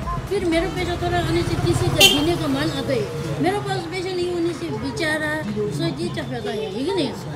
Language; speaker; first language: Hindi; non-native, local second language; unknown